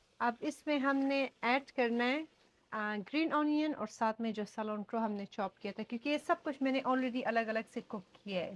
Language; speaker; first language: Urdu; non-native, fluent; Persian